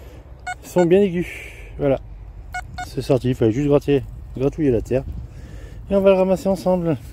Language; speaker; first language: French; native; French